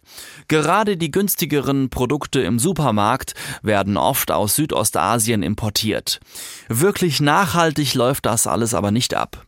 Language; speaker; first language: German; native; German